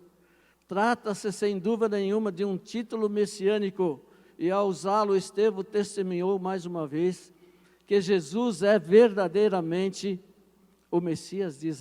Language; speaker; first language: Portuguese; native; Portuguese